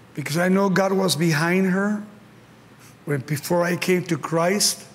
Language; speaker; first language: English; early bilingual, other home language; Spanish